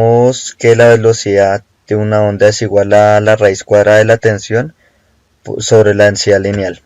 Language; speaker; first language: Spanish; native; Spanish